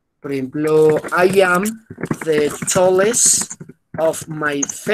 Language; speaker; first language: English; non-native, fluent; Spanish